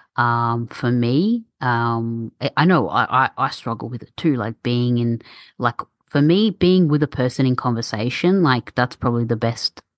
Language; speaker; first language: English; native; English